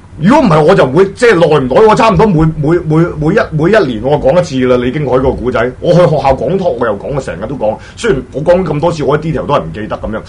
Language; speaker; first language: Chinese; non-native, local second language; Cantonese